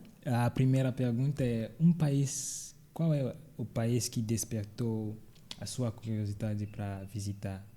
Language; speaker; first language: Portuguese; non-native, fluent; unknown